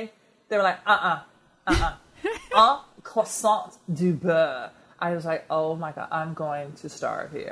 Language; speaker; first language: English; native; English